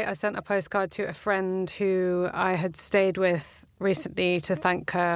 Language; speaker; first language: English; native; English